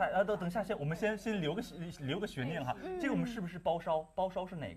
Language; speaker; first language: Chinese; native; Chinese